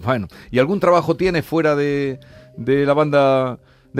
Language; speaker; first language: Spanish; native; Spanish